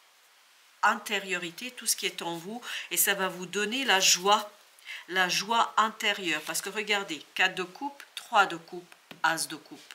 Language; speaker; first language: French; native; French